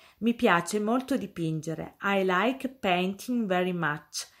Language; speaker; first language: English; non-native, fluent; Italian